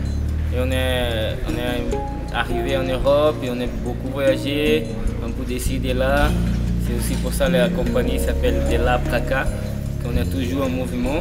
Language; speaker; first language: French; non-native, fluent; Portuguese